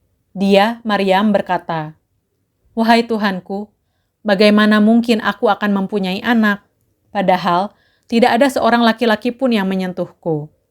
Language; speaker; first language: Indonesian; native; Indonesian